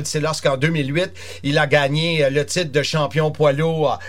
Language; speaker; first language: French; native; French